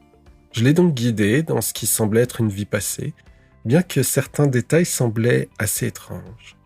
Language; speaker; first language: French; native; French